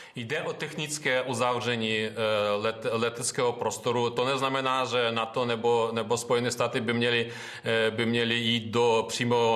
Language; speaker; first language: Czech; non-native, fluent; Ukrainian